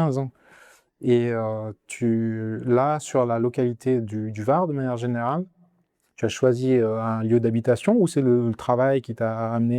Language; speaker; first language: French; native; French